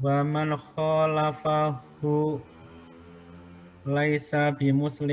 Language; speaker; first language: Arabic; non-native, learner; Indonesian